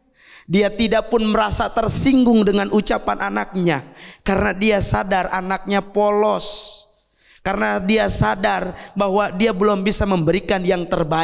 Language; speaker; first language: Indonesian; native; Indonesian